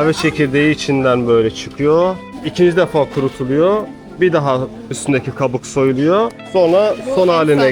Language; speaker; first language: Turkish; native; Turkish